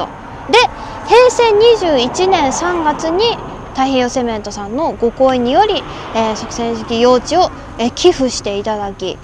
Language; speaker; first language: Japanese; native; Japanese